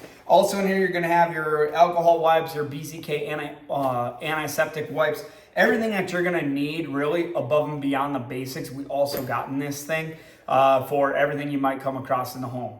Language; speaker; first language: English; native; English